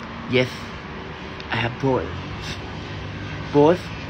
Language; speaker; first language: English; non-native, learner; Thai